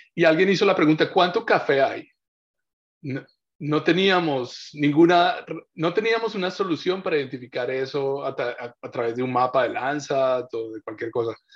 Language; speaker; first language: Spanish; native; Spanish